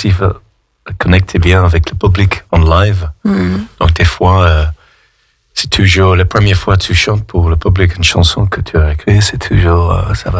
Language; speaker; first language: French; non-native, fluent; English